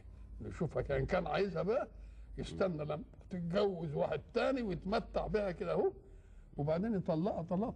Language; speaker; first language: Arabic; native; Arabic